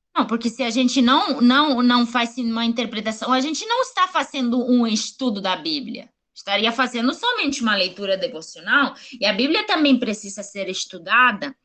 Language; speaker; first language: Portuguese; non-native, fluent; Spanish